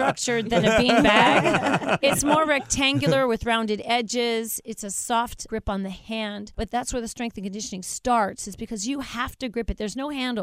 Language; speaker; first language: English; native; English